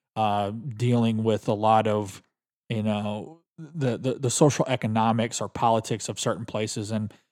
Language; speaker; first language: English; native; English